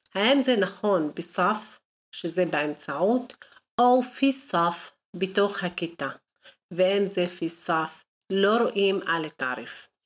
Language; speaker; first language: Hebrew; non-native, local second language; Arabic